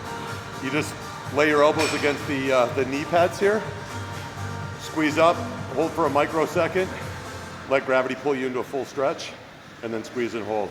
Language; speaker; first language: English; native; English